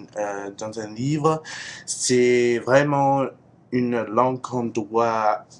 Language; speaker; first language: French; non-native, fluent; English